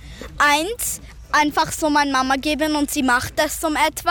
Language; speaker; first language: German; non-native, learner; English